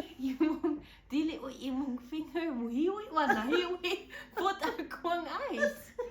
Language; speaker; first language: Cebuano; non-native, learner; German